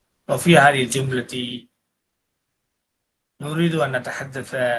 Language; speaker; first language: Arabic; non-native, fluent; Tamil